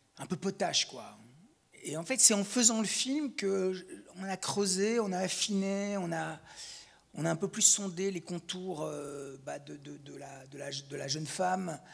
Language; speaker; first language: French; native; French